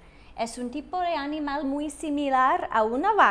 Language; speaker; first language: Spanish; non-native, fluent; English